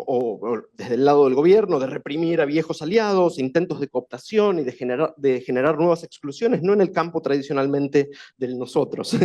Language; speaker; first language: Spanish; native; Spanish